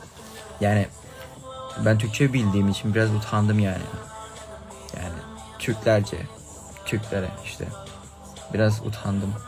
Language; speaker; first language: Turkish; early bilingual, heritage; Thai